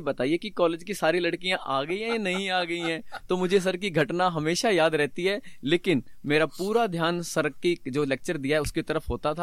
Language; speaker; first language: Hindi; native; Hindi